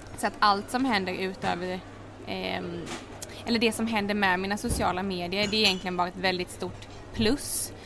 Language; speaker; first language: Swedish; native; Swedish